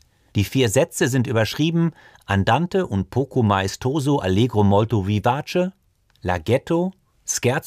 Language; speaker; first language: German; native; German